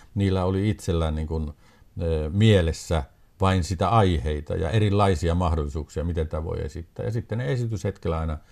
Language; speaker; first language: Finnish; native; Finnish